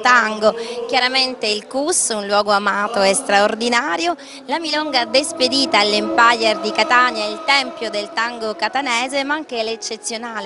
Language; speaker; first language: Italian; native; Italian